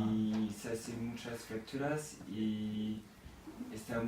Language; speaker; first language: Spanish; non-native, learner; French